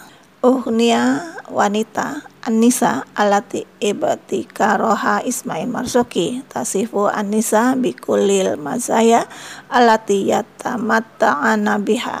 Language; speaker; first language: Arabic; non-native, fluent; Indonesian